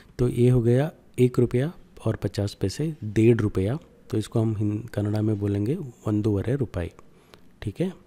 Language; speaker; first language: Hindi; non-native, local second language; Kannada